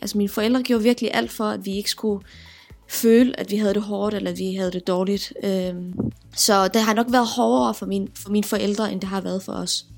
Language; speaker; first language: Danish; early bilingual, other home language; Arabic